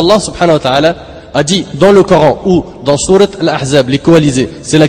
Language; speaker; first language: French; native; French